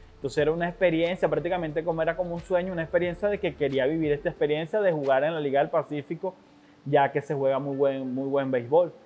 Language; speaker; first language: Spanish; native; Spanish